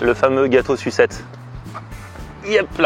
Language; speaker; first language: French; native; French